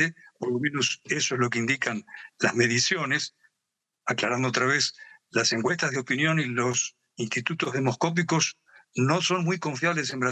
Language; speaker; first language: Spanish; native; Spanish